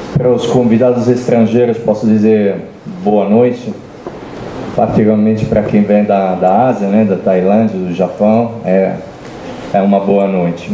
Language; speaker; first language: Portuguese; non-native, fluent; Italian